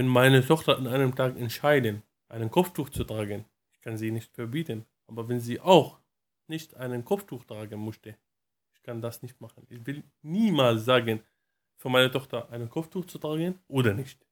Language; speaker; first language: German; non-native, learner; Arabic